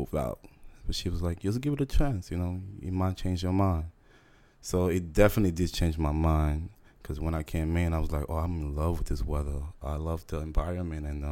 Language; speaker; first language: English; native; English